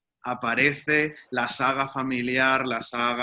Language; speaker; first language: Spanish; native; Spanish